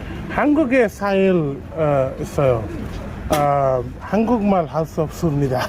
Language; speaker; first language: Korean; non-native, learner; Bangla